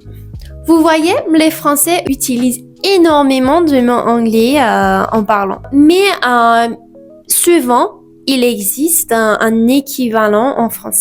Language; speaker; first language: French; non-native, fluent; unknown